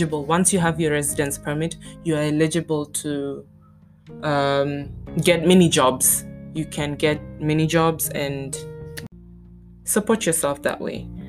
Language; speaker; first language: English; non-native, local second language; Tswana